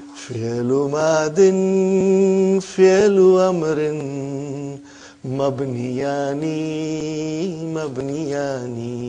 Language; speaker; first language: Arabic; non-native, fluent; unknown